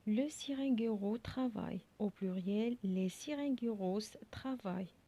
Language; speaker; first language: French; non-native, local second language; Arabic